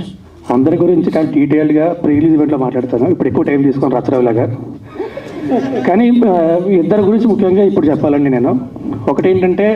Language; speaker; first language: Telugu; native; Telugu